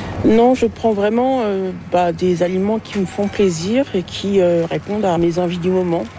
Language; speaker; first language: French; native; French